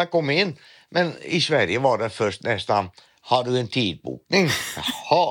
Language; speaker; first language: Swedish; non-native, learner; Dutch